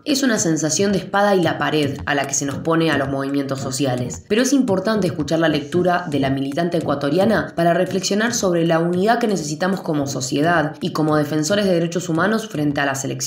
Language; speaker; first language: Spanish; native; Spanish